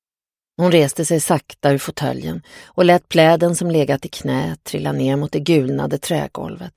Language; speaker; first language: Swedish; native; Swedish